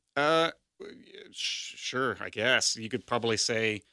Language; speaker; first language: English; native; English